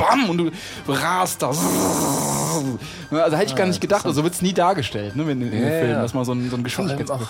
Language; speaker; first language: German; native; German